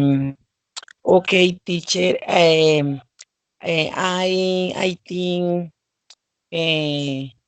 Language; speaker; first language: English; non-native, learner; Spanish